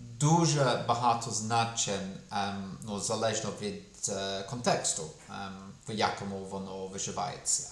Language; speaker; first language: Ukrainian; non-native, fluent; English